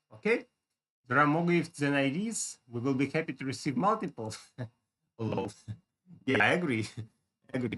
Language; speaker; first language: English; non-native, fluent; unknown